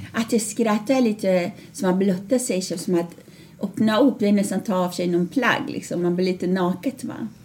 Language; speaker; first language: Swedish; non-native, fluent; Persian